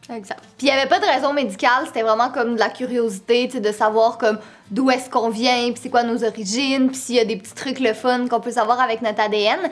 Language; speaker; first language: French; native; French